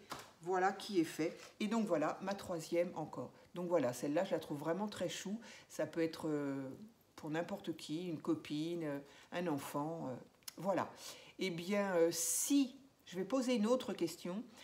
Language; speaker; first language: French; native; French